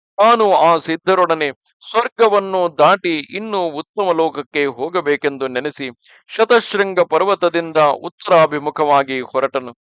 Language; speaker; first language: Kannada; native; Kannada